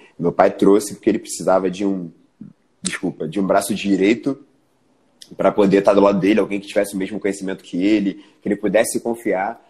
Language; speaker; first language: Portuguese; early bilingual, other home language; Spanish